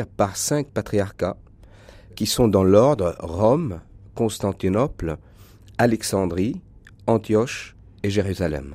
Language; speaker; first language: French; non-native, local second language; Arabic